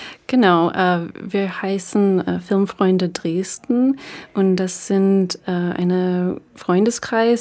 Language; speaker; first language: German; non-native, fluent; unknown